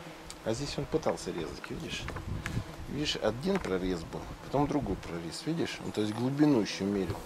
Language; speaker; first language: Russian; native; Russian